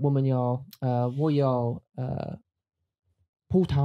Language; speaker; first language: Chinese; non-native, learner; English